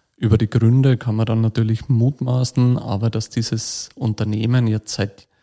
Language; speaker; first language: German; native; German